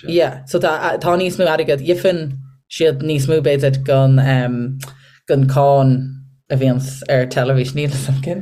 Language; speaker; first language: Irish; native; Irish